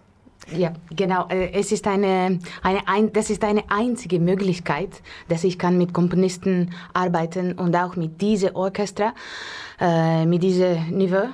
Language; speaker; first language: German; non-native, learner; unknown